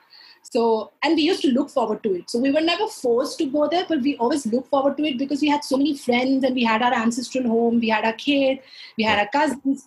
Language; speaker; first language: English; non-native, local second language; Punjabi